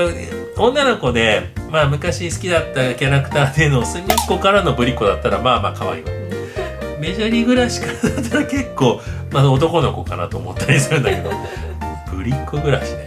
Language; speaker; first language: Japanese; native; Japanese